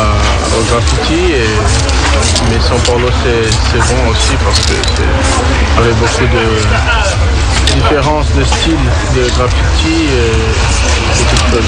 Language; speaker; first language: French; non-native, fluent; Portuguese